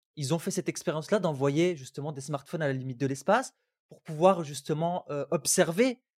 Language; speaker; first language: French; non-native, local second language; Arabic